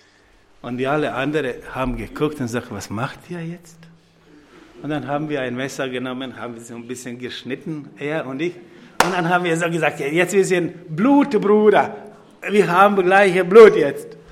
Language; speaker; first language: German; non-native, fluent; Croatian